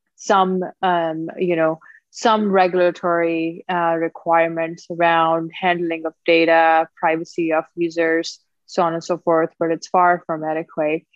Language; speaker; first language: English; non-native, local second language; Punjabi